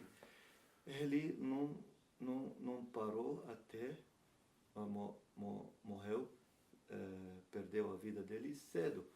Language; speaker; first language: Portuguese; non-native, learner; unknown